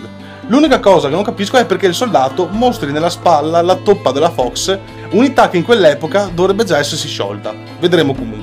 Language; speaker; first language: Italian; native; Italian